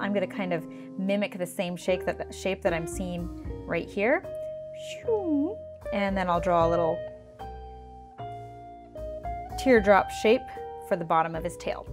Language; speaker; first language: English; native; English